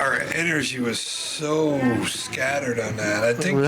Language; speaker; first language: English; native; English